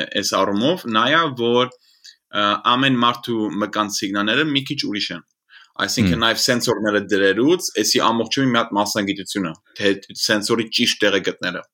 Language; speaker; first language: Armenian; early bilingual, heritage; Armenian